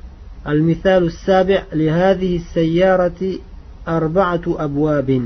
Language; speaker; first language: Arabic; non-native, fluent; Uzbek